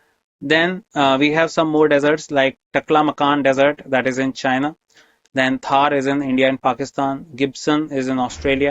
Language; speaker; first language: English; non-native, local second language; Hindi